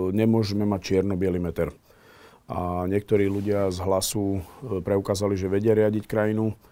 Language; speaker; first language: Slovak; native; Slovak